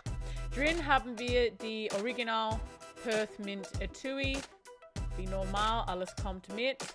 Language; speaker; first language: German; non-native, fluent; English